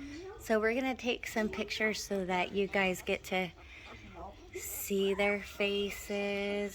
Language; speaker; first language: English; native; English